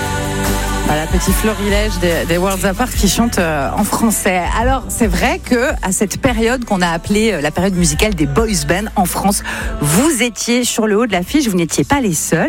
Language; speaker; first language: French; native; French